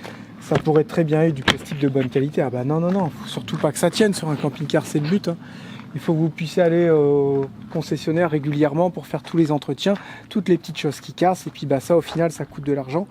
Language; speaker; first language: French; native; French